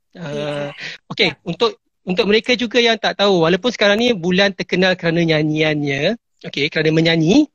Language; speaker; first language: Malay; native; Malay